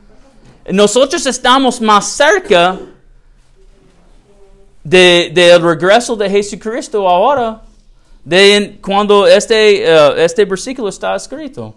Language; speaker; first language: Spanish; non-native, learner; English